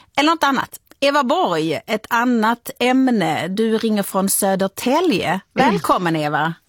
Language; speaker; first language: Swedish; native; Swedish